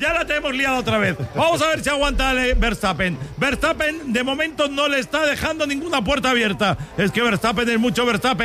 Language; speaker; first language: Spanish; native; Spanish